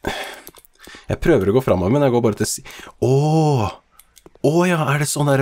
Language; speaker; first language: Norwegian; native; Norwegian